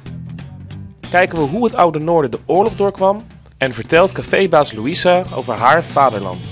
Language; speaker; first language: Dutch; native; Dutch